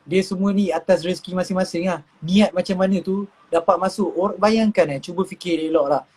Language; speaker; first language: Malay; native; Malay